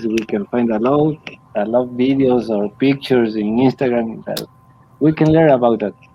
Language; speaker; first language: English; non-native, learner; Spanish